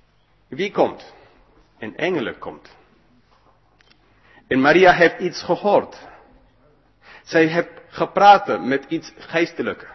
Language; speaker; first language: Dutch; non-native, fluent; English